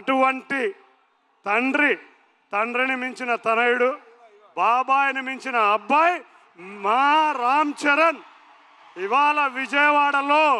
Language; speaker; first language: Telugu; native; Telugu